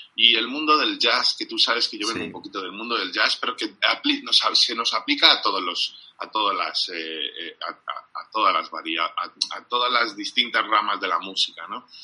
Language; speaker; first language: Spanish; non-native, fluent; English